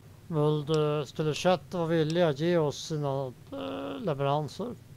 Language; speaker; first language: Swedish; native; Swedish